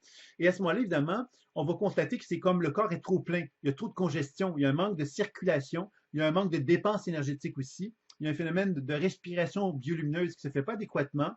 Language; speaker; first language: French; native; French